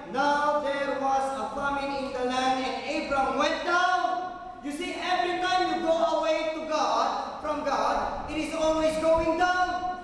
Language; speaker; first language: English; non-native, local second language; Filipino